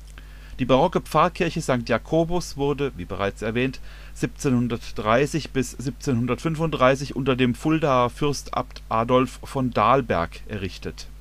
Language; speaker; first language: German; native; German